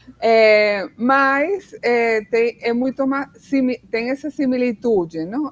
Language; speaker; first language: Portuguese; non-native, fluent; Spanish